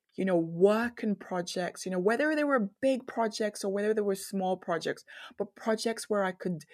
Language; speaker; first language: English; non-native, local second language; Yoruba